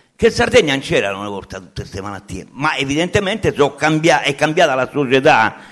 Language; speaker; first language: Italian; native; Italian